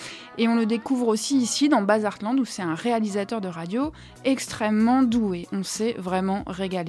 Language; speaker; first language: French; native; French